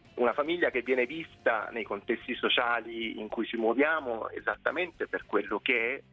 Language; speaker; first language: Italian; native; Italian